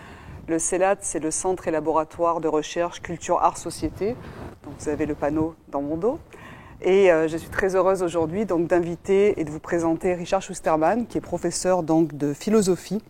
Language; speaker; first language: French; native; French